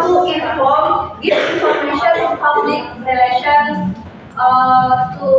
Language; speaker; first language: English; non-native, learner; Indonesian